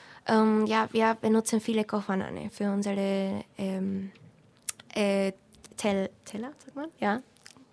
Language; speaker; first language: German; non-native, fluent; Spanish